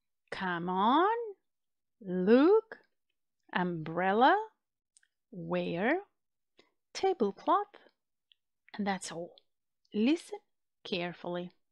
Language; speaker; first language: English; non-native, fluent; Macedonian